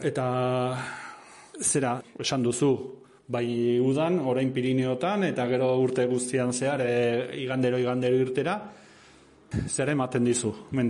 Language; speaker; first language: Basque; native; Basque